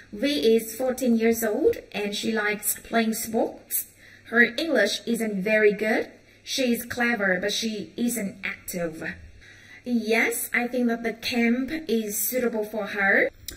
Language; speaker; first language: English; non-native, fluent; Vietnamese